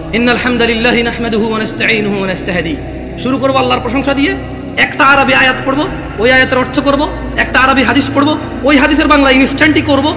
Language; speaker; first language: Bangla; early bilingual, heritage; Bangla